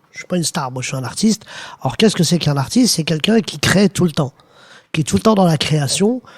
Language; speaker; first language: French; early bilingual, other home language; Arabic